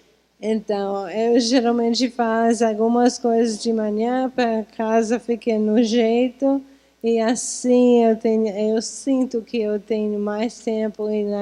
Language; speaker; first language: Portuguese; non-native, fluent; English